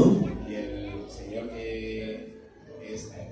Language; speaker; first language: Spanish; non-native, fluent; Haitian Creole